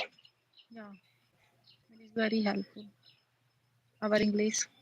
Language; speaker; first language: English; non-native, learner; Hindi